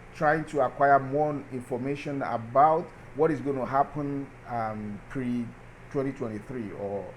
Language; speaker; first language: English; non-native, local second language; Yoruba